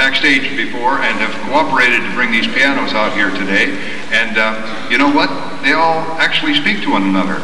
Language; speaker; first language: English; native; English